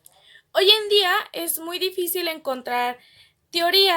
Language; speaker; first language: Spanish; native; Spanish